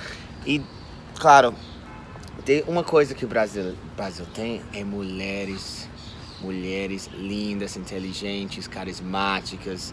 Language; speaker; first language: Portuguese; non-native, fluent; English